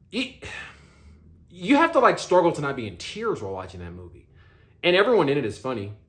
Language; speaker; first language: English; native; English